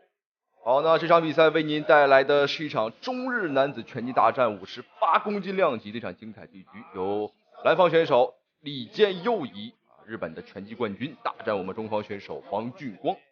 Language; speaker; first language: Chinese; native; Chinese